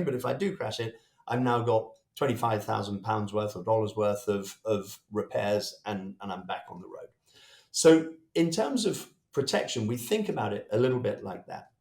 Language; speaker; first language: English; native; English